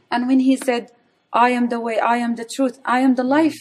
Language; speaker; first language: English; non-native, fluent; Arabic